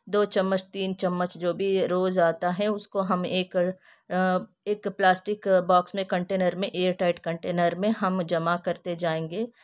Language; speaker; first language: Hindi; non-native, local second language; Kannada